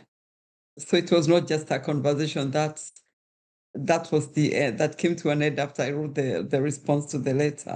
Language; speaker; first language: English; non-native, local second language; Kikuyu